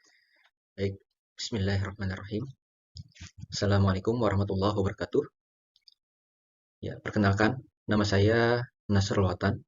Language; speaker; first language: Indonesian; native; Indonesian